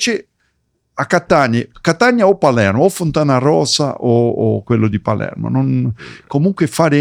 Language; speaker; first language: Italian; early bilingual, heritage; Portuguese